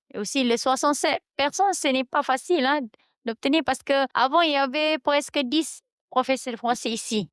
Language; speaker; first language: French; non-native, fluent; Malay